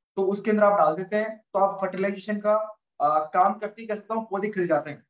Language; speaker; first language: Hindi; native; Hindi